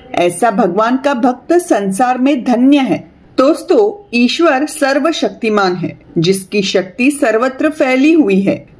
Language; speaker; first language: Hindi; non-native, local second language; Marathi